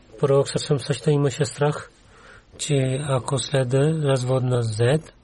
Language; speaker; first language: Bulgarian; non-native, learner; Urdu